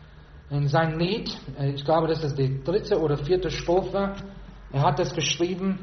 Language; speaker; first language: German; non-native, fluent; English